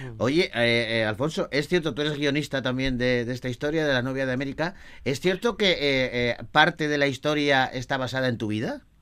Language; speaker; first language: Spanish; native; Spanish